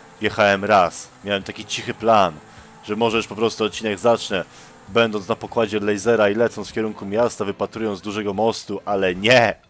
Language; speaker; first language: Polish; native; Polish